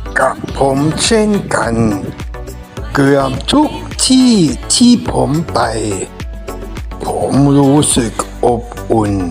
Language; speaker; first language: Thai; non-native, fluent; German